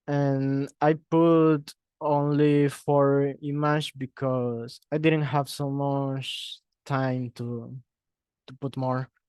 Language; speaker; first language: English; non-native, learner; Spanish